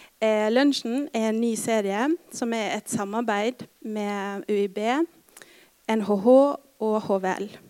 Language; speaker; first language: Norwegian; native; Norwegian